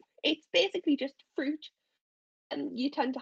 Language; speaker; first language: English; native; English